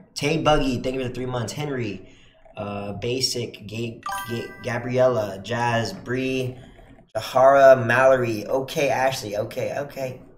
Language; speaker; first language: English; native; English